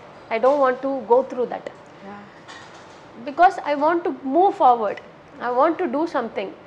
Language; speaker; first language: Telugu; non-native, fluent; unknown